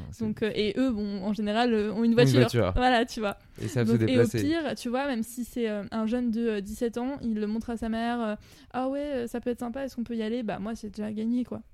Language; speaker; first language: French; native; French